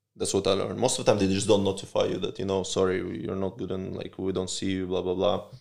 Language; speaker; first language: English; early bilingual, other home language; Russian